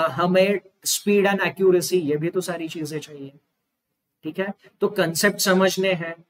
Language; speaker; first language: Hindi; non-native, local second language; Marathi